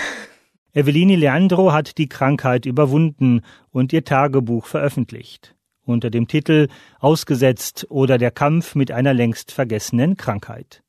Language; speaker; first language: German; native; German